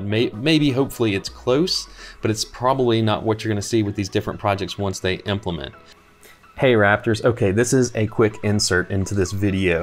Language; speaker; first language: English; native; English